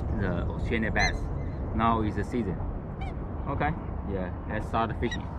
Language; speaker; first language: English; non-native, learner; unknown